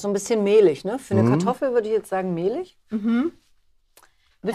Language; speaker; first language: German; native; German